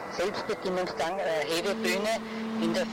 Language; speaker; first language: German; native; German